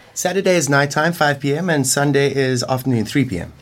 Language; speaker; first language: English; native; English